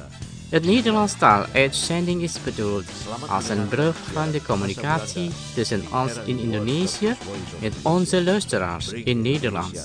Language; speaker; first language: Dutch; non-native, learner; Indonesian